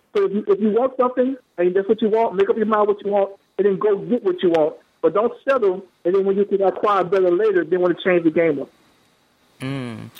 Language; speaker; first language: English; native; English